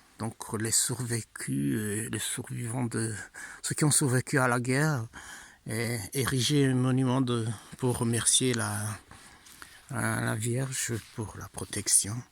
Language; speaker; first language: French; non-native, fluent; Italian